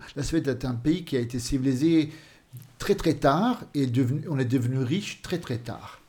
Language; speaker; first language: French; non-native, fluent; Swedish